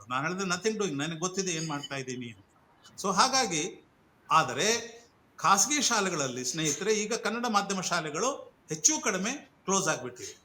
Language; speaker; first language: Kannada; non-native, local second language; Urdu